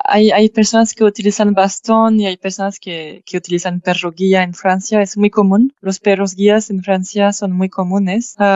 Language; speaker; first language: Spanish; non-native, fluent; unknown